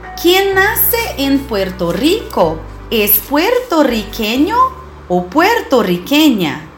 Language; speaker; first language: Spanish; non-native, fluent; Portuguese